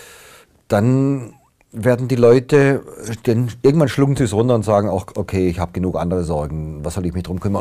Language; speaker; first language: German; native; German